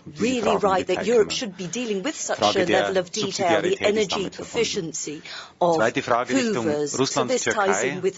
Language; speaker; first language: German; native; German